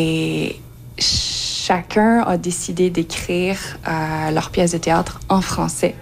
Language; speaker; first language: French; native; French